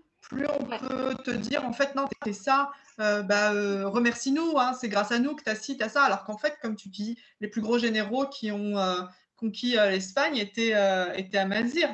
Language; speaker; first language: French; early bilingual, other home language; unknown